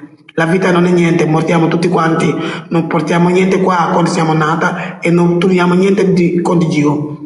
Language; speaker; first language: Italian; non-native, learner; Wolof